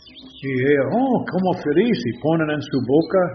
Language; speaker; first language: Spanish; non-native, learner; English